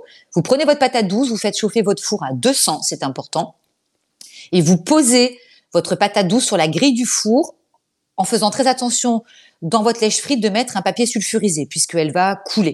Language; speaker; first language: French; native; French